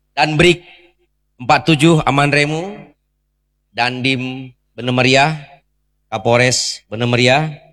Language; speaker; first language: Indonesian; native; Indonesian